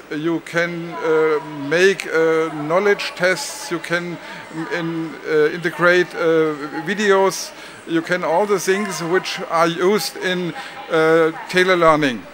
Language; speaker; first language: English; non-native, learner; German